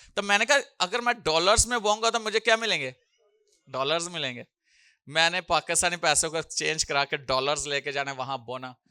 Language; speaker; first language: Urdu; non-native, local second language; Punjabi